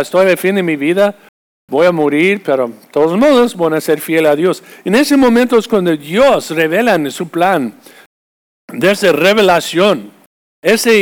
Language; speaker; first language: Spanish; non-native, fluent; English